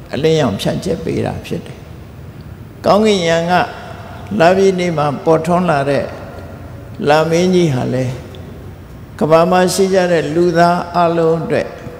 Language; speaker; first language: Burmese; native; Burmese